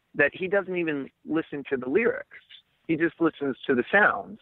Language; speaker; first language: English; native; English